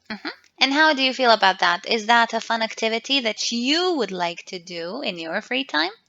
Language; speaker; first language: English; non-native, fluent; Serbian